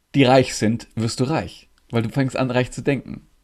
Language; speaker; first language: German; non-native, local second language; Greek